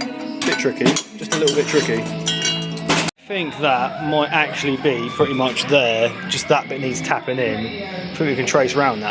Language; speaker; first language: English; native; English